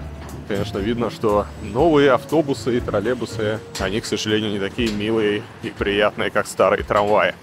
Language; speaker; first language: Russian; native; Russian